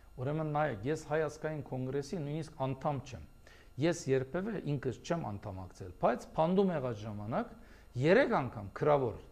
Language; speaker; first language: Armenian; early bilingual, heritage; Armenian